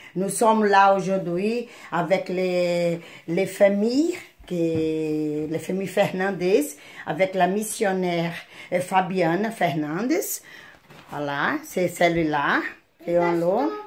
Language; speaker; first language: French; non-native, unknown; Portuguese